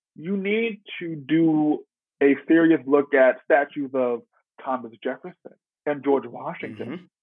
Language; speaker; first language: English; native; English